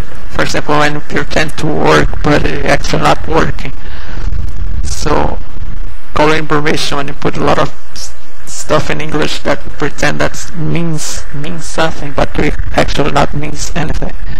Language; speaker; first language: English; non-native, fluent; Portuguese